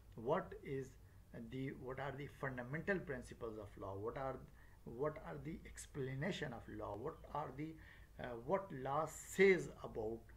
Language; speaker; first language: English; non-native, local second language; Northern Hindko